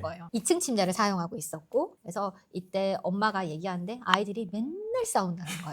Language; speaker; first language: Korean; native; Korean